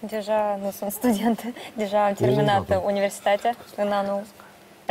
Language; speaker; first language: Romanian; non-native, local second language; Russian